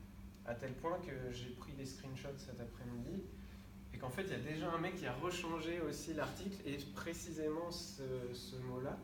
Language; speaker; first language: French; native; French